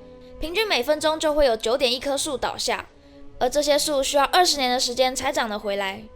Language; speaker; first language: Chinese; native; Chinese